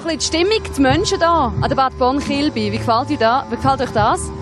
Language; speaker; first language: German; native; German